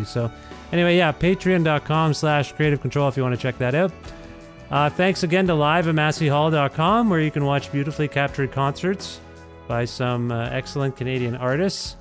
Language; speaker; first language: English; native; English